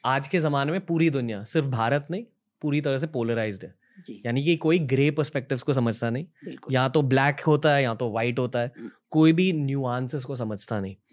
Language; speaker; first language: Hindi; native; Hindi